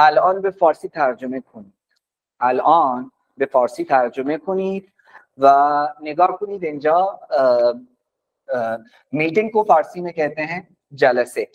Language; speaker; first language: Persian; non-native, fluent; Urdu